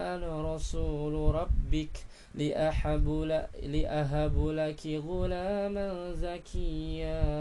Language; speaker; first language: Arabic; non-native, fluent; Indonesian